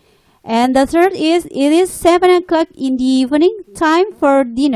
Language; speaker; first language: English; non-native, learner; Indonesian